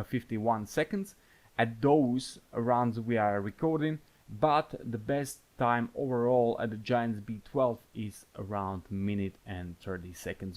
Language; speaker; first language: English; non-native, fluent; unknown